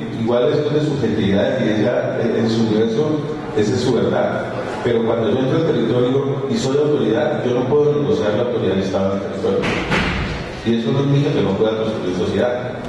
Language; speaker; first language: Spanish; native; Spanish